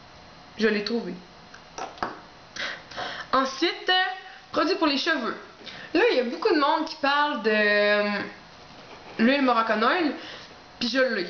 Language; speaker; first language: French; native; French